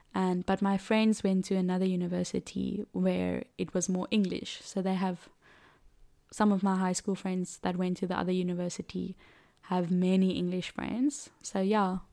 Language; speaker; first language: English; non-native, local second language; Afrikaans